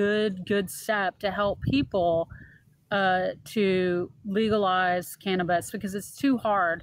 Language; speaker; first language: English; native; English